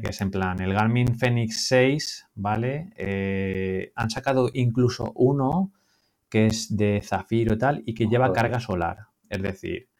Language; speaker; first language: Spanish; native; Spanish